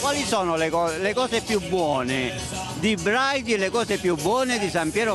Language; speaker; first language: Italian; native; Italian